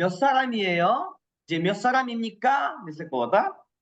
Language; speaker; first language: Korean; non-native, fluent; Kyrgyz